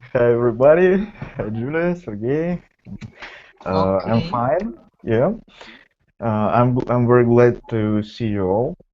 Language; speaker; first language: English; non-native, fluent; Russian